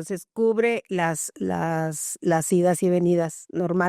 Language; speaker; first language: Spanish; native; Spanish